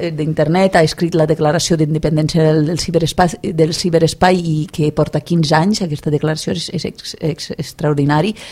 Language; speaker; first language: Catalan; non-native, fluent; Italian